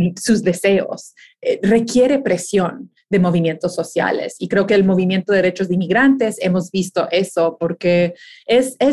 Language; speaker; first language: Spanish; early bilingual, heritage; Spanish